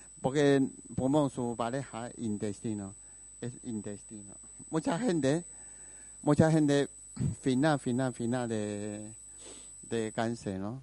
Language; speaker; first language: Spanish; non-native, learner; Chinese